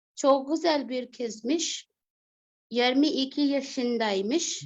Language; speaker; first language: Turkish; non-native, learner; Urdu